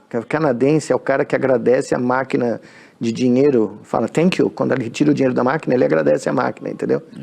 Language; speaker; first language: Portuguese; native; Portuguese